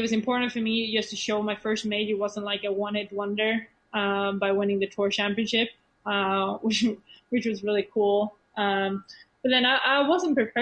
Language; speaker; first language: English; non-native, fluent; Swedish